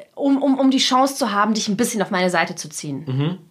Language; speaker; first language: German; early bilingual, other home language; Russian